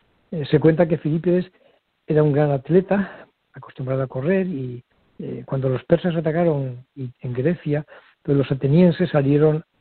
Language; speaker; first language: Spanish; native; Spanish